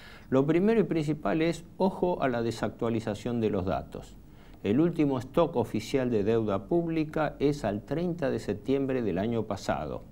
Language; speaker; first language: Spanish; native; Spanish